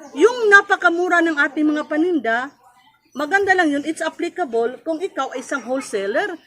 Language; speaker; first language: Filipino; non-native, local second language; Cebuano